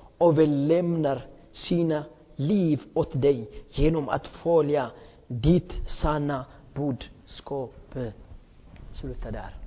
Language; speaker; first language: Swedish; non-native, fluent; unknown